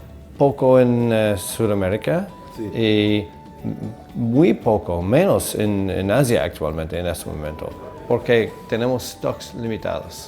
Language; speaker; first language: Spanish; non-native, fluent; English